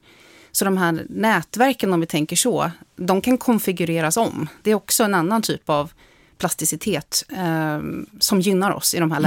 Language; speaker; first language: Swedish; native; Swedish